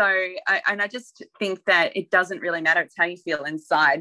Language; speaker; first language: English; native; English